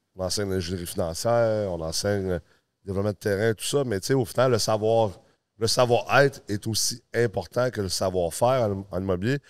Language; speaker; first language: French; early bilingual, other home language; English